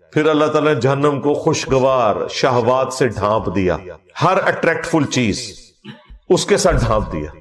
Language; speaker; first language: Urdu; non-native, local second language; Punjabi